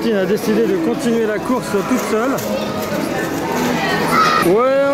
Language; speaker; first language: French; native; French